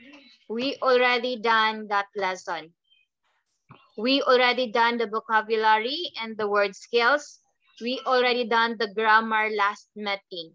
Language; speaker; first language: English; non-native, fluent; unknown